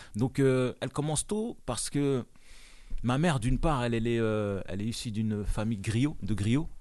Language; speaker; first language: French; non-native, local second language; Bambara